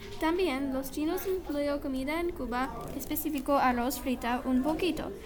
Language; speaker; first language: Spanish; non-native, learner; English